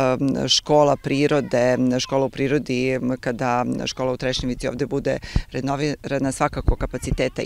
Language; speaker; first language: Serbian; native; Serbian